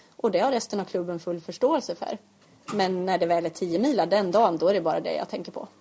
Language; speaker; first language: Swedish; native; Swedish